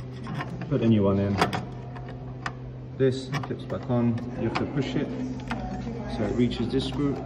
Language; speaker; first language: English; native; English